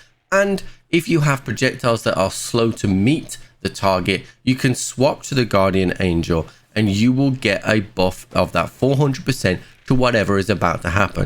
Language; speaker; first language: English; native; English